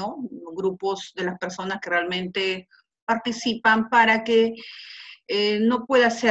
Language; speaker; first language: Spanish; native; Spanish